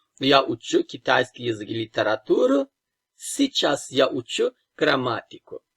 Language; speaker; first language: Russian; non-native, fluent; Turkish